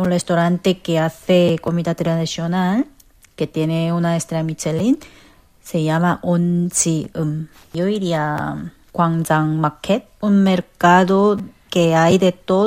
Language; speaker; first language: Spanish; non-native, fluent; Korean